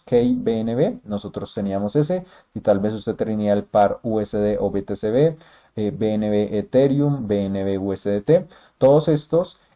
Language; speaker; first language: Spanish; native; Spanish